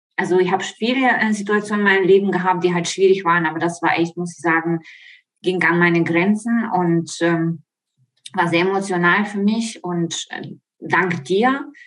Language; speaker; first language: German; non-native, fluent; Ukrainian